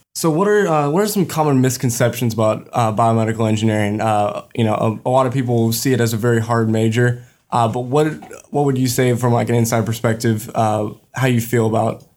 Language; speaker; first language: English; native; English